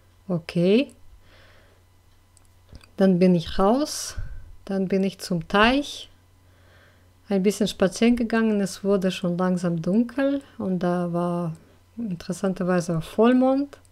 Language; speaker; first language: German; non-native, fluent; Russian